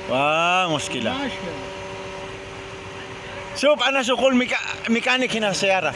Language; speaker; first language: Arabic; non-native, learner; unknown